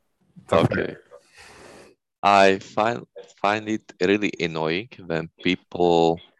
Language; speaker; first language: English; non-native, learner; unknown